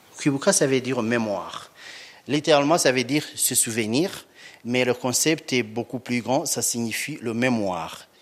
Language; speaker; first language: French; non-native, local second language; Kinyarwanda